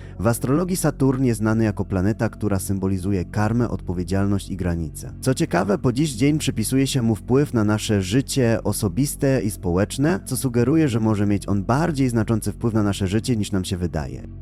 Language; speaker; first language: Polish; native; Polish